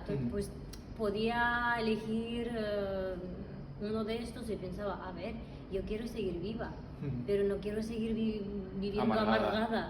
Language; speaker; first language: Spanish; non-native, fluent; Russian